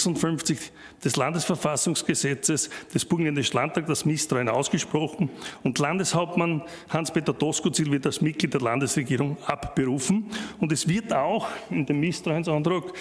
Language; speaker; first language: German; native; German